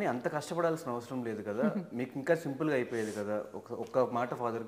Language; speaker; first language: Telugu; native; Telugu